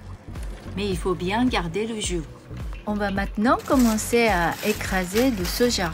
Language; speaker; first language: French; non-native, fluent; Japanese